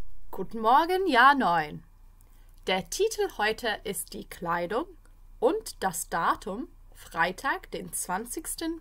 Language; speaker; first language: German; non-native, fluent; English